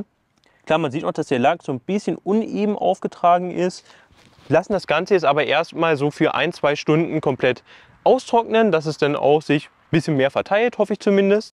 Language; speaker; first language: German; native; German